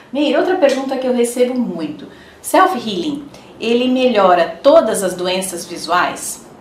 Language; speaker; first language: Portuguese; native; Portuguese